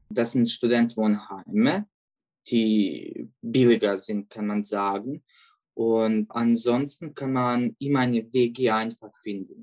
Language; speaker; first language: German; non-native, fluent; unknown